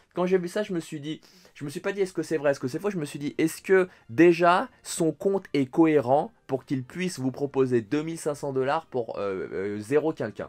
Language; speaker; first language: French; native; French